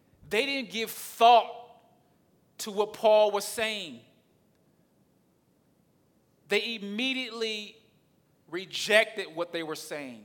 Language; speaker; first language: English; native; English